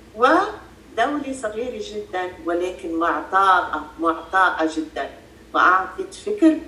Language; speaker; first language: Arabic; native; Arabic